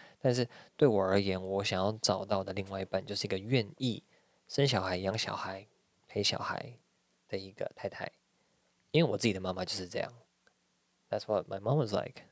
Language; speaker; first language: Chinese; native; Chinese